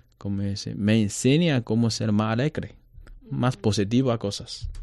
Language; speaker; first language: Spanish; non-native, learner; Chinese